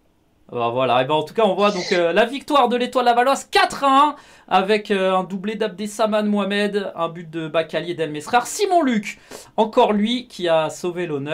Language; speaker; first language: French; native; French